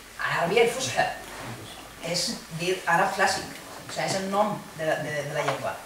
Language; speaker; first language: Catalan; early bilingual, other home language; Arabic